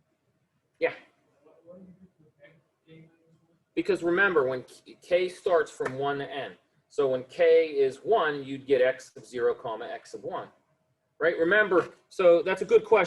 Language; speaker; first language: English; native; English